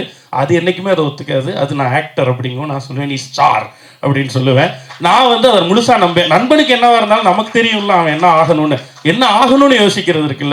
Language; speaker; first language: Tamil; native; Tamil